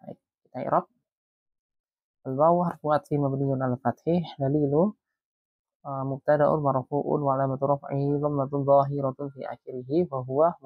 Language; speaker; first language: Arabic; non-native, fluent; Indonesian